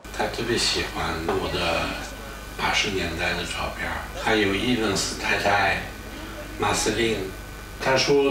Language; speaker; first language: Chinese; non-native, fluent; French